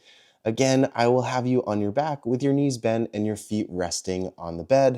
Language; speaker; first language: English; native; English